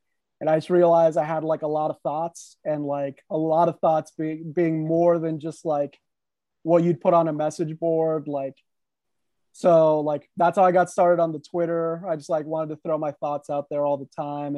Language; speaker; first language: English; native; English